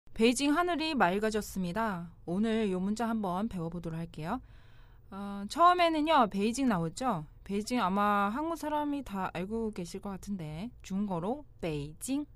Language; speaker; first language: Korean; non-native, fluent; Chinese